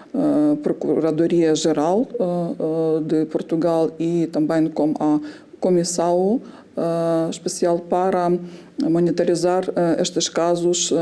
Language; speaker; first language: Portuguese; non-native, fluent; Ukrainian